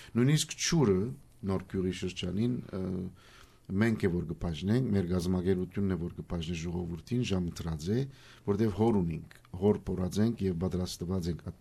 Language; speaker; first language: Armenian; early bilingual, heritage; Armenian